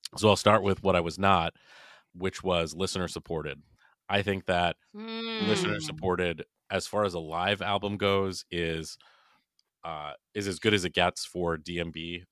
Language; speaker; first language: English; native; English